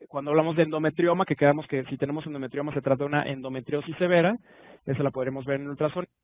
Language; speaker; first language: Spanish; native; Spanish